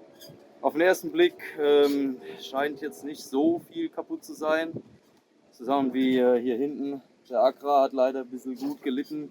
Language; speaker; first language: German; native; German